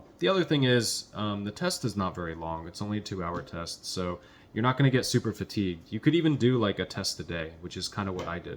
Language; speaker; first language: English; native; English